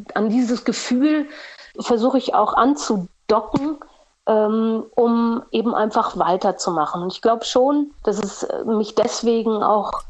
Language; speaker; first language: German; non-native, fluent; Portuguese